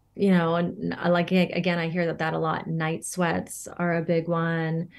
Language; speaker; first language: English; native; English